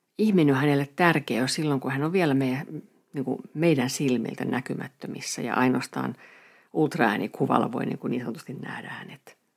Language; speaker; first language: Finnish; native; Finnish